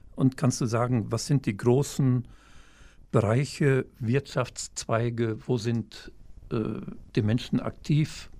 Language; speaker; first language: German; native; German